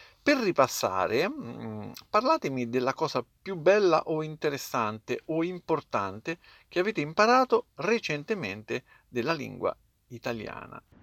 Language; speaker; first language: Italian; native; Italian